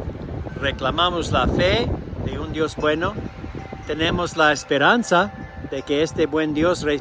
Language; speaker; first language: Spanish; non-native, fluent; English